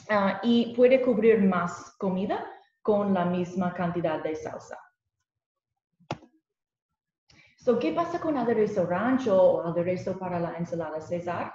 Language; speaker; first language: Spanish; non-native, learner; English